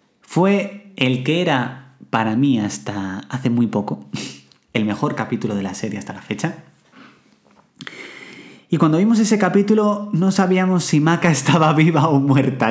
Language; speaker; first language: Spanish; native; Spanish